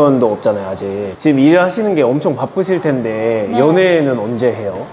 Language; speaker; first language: Korean; native; Korean